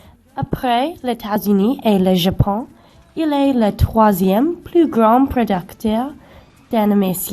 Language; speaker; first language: French; non-native, learner; English